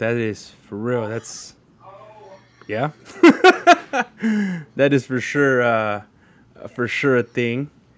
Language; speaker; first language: English; early bilingual, other home language; Spanish